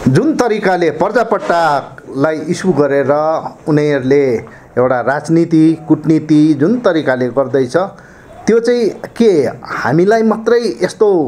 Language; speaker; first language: Nepali; native; Nepali